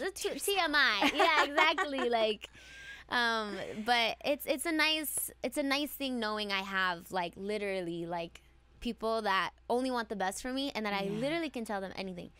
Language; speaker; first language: English; early bilingual, other home language; Spanish